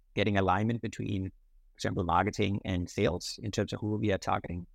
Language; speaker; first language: English; non-native, fluent; Danish